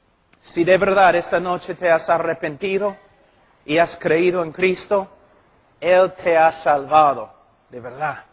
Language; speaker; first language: Spanish; non-native, fluent; English